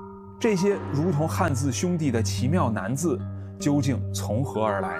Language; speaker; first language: Chinese; native; Chinese